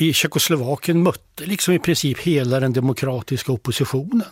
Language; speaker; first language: Swedish; native; Swedish